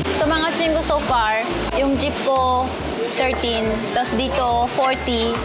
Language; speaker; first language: Filipino; non-native, fluent; Korean